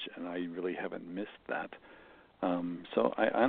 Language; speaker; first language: English; native; English